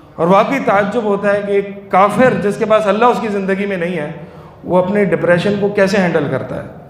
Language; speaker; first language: Urdu; native; Urdu